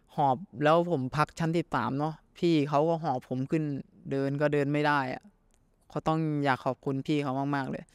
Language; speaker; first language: Thai; native; Thai